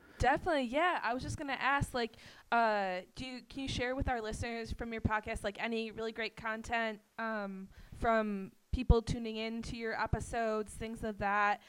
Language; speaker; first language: English; native; English